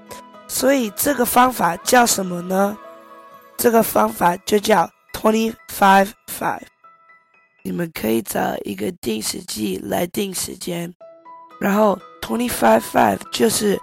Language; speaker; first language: Chinese; early bilingual, heritage; Chinese